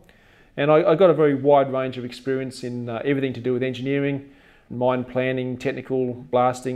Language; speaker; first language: English; native; English